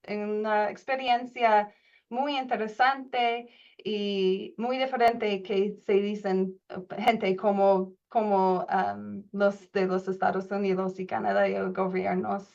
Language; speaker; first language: Spanish; non-native, learner; English